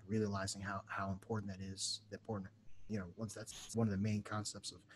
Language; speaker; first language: English; native; English